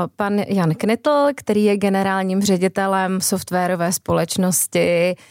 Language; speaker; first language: Czech; native; Czech